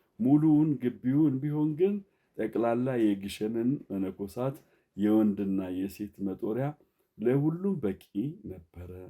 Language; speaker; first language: Amharic; native; Amharic